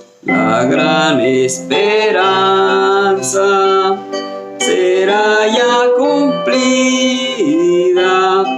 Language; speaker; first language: Spanish; native; Spanish